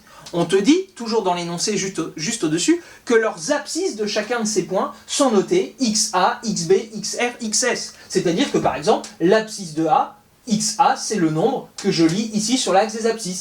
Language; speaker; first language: French; native; French